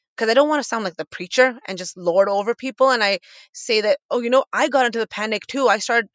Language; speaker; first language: English; native; English